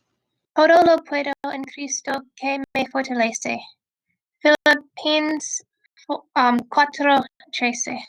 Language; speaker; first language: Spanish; non-native, learner; English